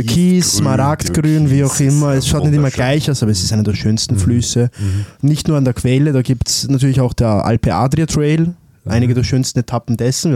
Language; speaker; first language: German; early bilingual, other home language; Italian